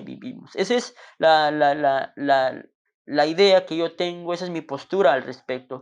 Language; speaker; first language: Spanish; non-native, local second language; Tzotzil